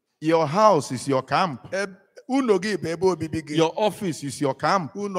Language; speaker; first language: English; non-native, local second language; Igbo